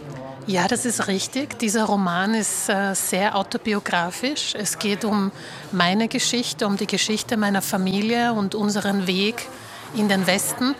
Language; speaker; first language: German; early bilingual, other home language; Slovak